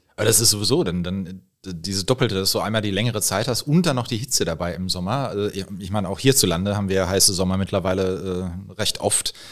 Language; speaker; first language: German; native; German